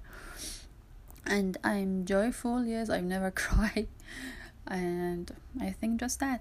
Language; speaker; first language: English; non-native, learner; Persian